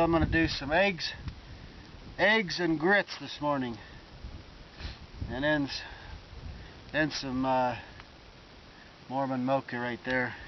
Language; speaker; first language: English; native; English